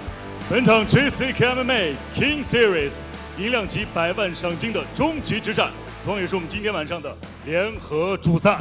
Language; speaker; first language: Chinese; native; Chinese